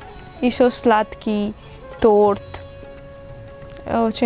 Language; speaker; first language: Russian; non-native, learner; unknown